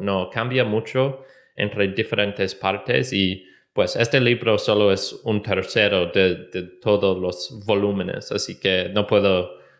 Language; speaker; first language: Spanish; non-native, learner; English